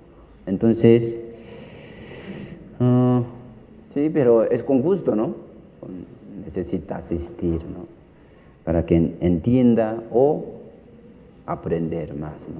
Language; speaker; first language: Spanish; non-native, learner; Korean